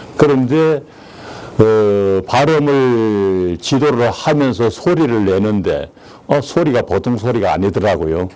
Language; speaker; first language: Korean; native; Korean